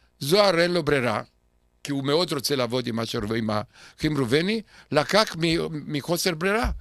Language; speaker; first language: Hebrew; non-native, fluent; Romanian